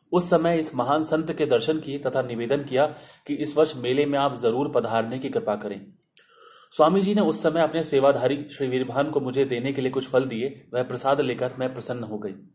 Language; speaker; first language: Hindi; non-native, local second language; Sindhi